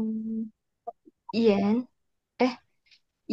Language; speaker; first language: Chinese; non-native, learner; Indonesian